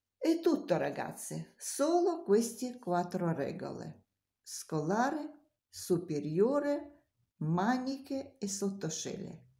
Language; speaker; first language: Italian; non-native, learner; Russian